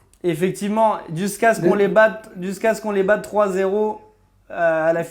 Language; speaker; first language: French; native; French